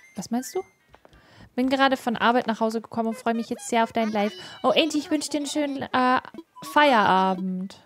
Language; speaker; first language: German; native; German